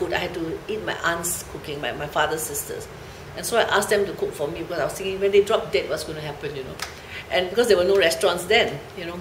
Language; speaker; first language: English; native; English